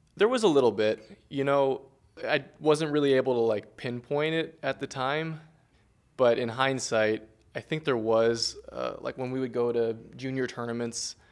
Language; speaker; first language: English; native; English